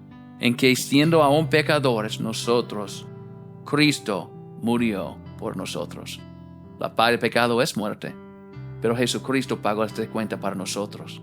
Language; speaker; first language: Spanish; non-native, fluent; English